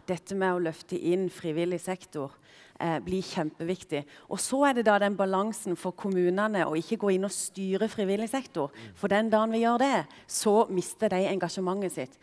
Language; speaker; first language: Norwegian; native; Norwegian